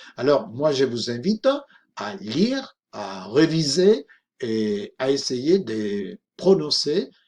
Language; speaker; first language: French; non-native, fluent; Spanish